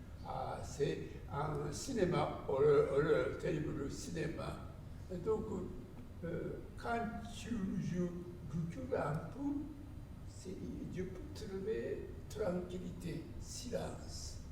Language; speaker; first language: French; non-native, learner; Japanese